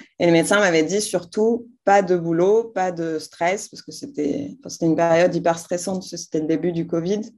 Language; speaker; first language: French; non-native, local second language; Arabic